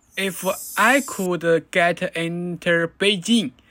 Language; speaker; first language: English; non-native, fluent; Chinese